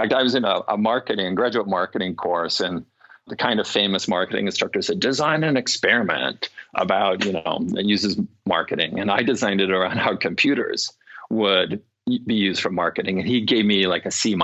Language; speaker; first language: English; native; English